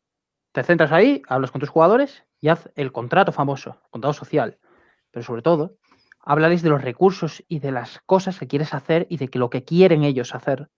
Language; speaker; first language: Spanish; native; Spanish